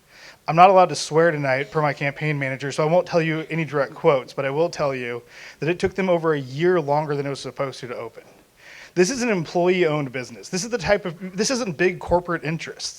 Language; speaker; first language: English; native; English